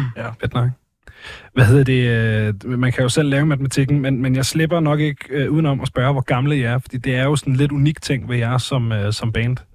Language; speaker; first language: Danish; native; Danish